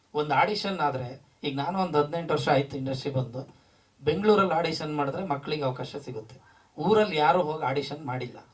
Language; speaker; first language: Kannada; native; Kannada